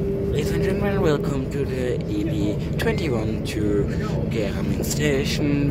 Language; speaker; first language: English; non-native, learner; German